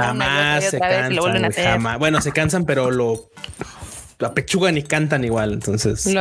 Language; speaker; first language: Spanish; native; Spanish